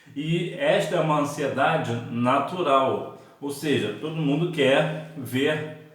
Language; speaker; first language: Portuguese; native; Portuguese